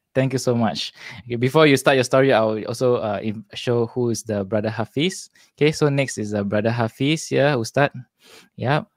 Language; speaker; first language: English; non-native, local second language; Malay